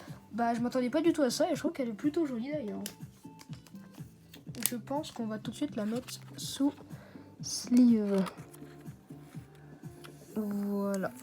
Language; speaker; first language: French; native; French